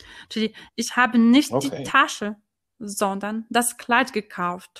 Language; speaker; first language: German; non-native, fluent; Polish